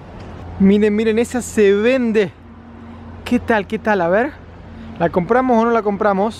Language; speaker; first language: Spanish; native; Spanish